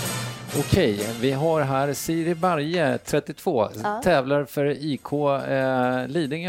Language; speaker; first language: Swedish; native; Swedish